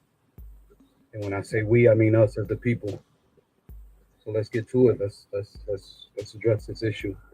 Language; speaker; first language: English; native; English